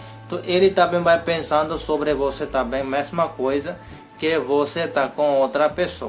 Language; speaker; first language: Portuguese; non-native, learner; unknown